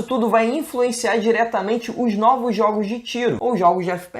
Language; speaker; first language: Portuguese; native; Portuguese